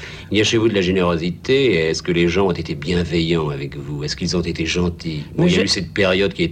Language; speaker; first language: French; native; French